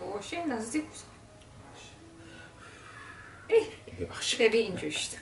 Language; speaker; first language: Persian; non-native, learner; Korean